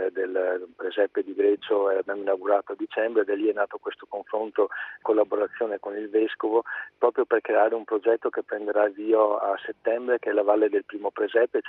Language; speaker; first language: Italian; native; Italian